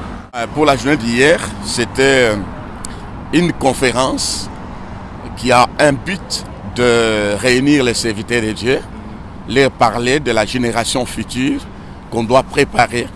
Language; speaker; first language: French; non-native, local second language; Swahili